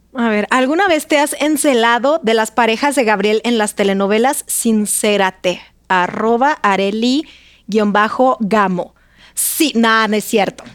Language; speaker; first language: Spanish; non-native, fluent; Russian